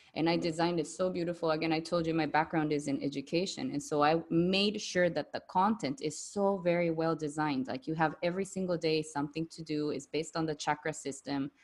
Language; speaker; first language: English; non-native, fluent; Spanish